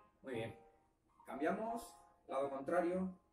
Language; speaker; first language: Spanish; native; Spanish